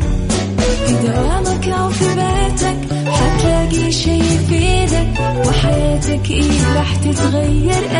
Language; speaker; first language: Arabic; native; Arabic